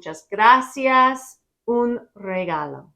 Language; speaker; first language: Spanish; non-native, learner; English